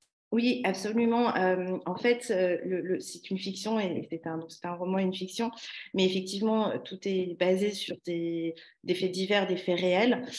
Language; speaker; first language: French; native; French